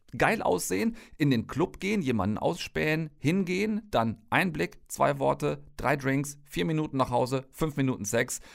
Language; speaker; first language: German; native; German